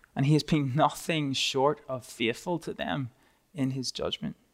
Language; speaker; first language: English; native; English